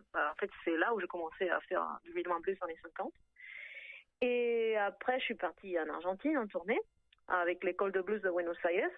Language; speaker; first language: French; native; French